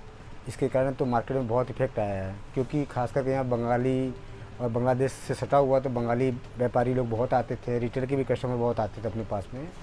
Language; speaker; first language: Hindi; native; Hindi